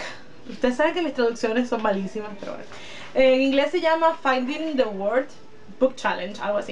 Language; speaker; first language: Spanish; native; Spanish